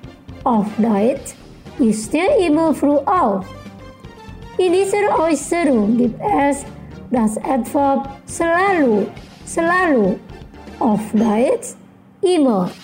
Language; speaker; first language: German; non-native, fluent; Indonesian